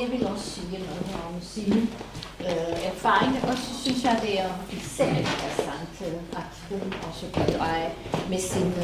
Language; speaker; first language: Danish; non-native, fluent; Serbian